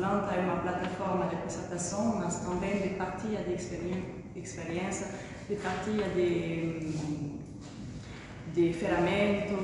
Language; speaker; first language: Portuguese; non-native, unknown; French